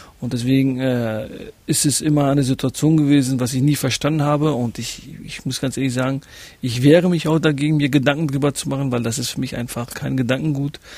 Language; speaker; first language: German; early bilingual, other home language; Kurdish